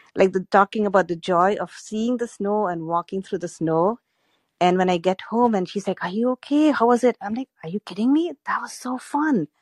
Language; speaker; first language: English; non-native, local second language; Gujarati